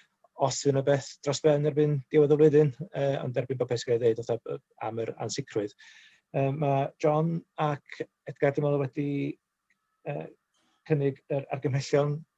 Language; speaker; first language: Welsh; native; Welsh